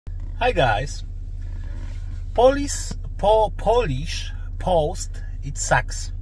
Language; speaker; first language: English; non-native, learner; Polish